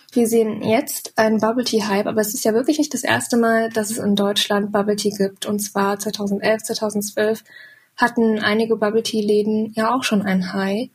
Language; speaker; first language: German; native; German